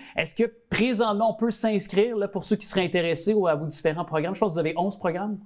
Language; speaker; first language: French; native; French